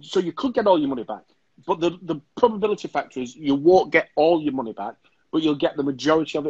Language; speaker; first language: English; native; English